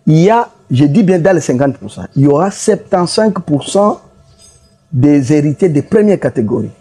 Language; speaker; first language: French; non-native, local second language; Swahili